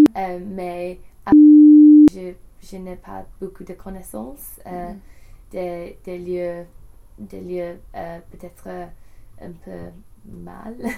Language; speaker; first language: French; non-native, learner; English